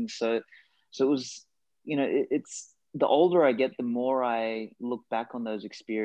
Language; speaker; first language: English; non-native, local second language; Macedonian